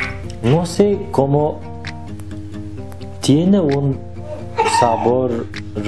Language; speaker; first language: Spanish; non-native, learner; Turkish